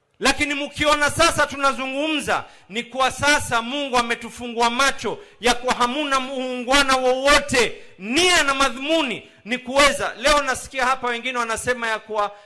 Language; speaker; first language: Swahili; native; Swahili